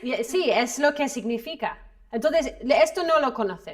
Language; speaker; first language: Spanish; non-native, fluent; English